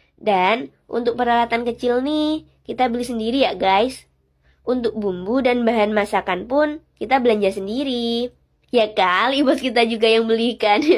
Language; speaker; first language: Indonesian; native; Indonesian